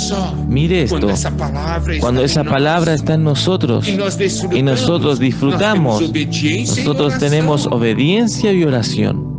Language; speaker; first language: Spanish; non-native, fluent; Portuguese